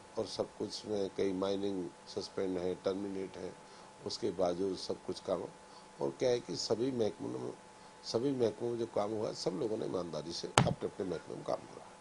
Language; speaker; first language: Hindi; native; Hindi